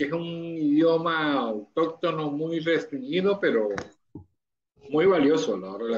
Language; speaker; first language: Spanish; native; Spanish